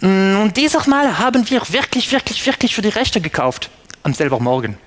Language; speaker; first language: German; non-native, fluent; French